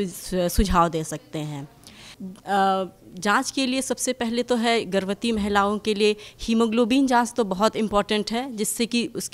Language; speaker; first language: Hindi; native; Hindi